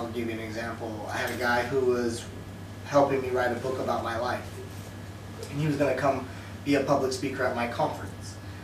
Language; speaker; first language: English; native; English